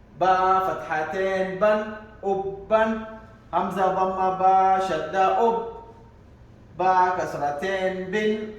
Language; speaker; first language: Arabic; non-native, local second language; Somali